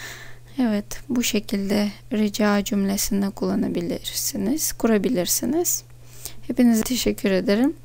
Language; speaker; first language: Turkish; non-native, fluent; Russian